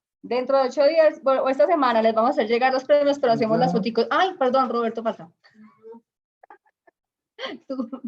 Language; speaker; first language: Spanish; native; Spanish